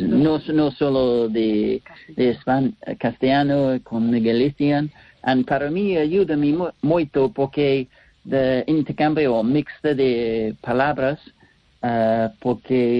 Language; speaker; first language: Spanish; non-native, learner; English